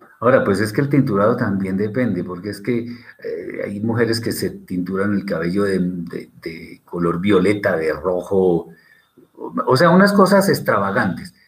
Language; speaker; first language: Spanish; native; Spanish